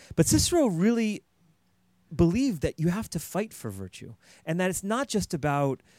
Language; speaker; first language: English; native; English